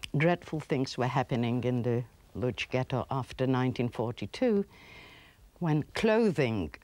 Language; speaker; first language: English; early bilingual, other home language; Polish